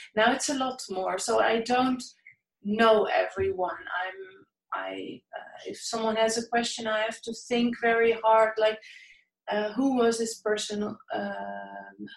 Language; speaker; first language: English; non-native, fluent; Dutch